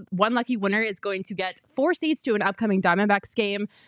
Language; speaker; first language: English; native; English